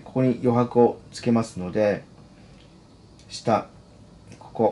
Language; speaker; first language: Japanese; native; Japanese